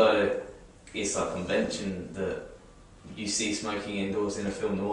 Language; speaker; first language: English; native; English